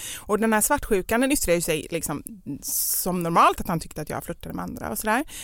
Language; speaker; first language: Swedish; native; Swedish